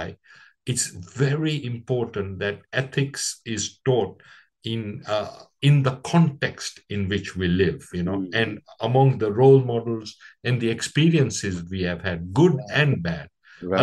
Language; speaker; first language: English; non-native, local second language; Gujarati